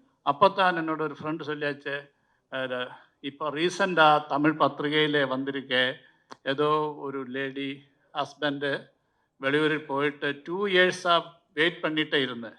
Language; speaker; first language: Tamil; non-native, learner; Malayalam